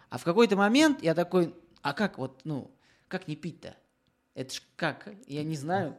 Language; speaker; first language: Russian; native; Russian